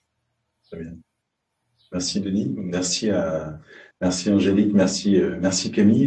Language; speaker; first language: French; native; French